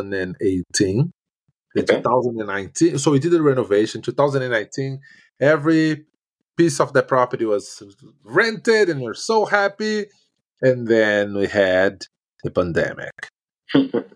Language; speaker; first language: English; non-native, fluent; Portuguese